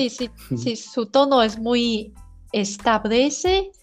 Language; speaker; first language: Spanish; non-native, learner; Chinese